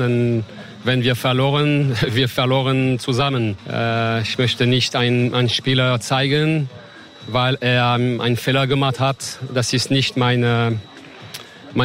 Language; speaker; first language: German; non-native, learner; French